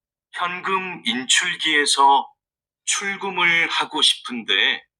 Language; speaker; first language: Korean; non-native, fluent; Indonesian